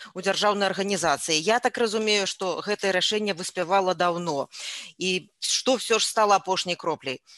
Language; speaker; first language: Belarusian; native; Belarusian